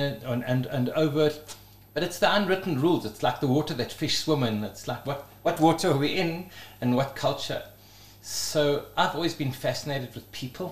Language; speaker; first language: English; native; English